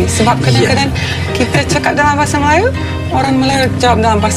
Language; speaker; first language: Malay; non-native, fluent; Russian